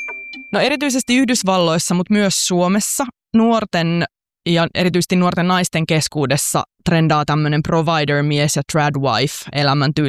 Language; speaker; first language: Finnish; native; Finnish